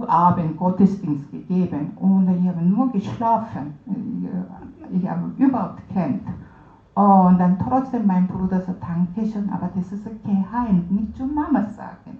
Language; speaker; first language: German; non-native, learner; Korean